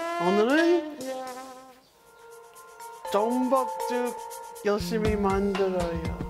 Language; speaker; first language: Korean; non-native, learner; English